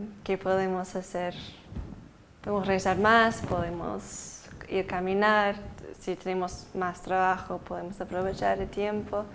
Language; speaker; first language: Spanish; early bilingual, heritage; Spanish